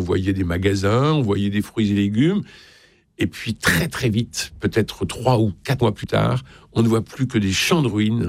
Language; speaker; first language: French; native; French